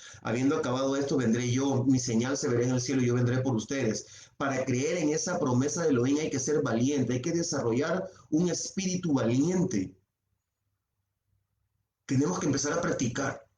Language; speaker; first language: Spanish; native; Spanish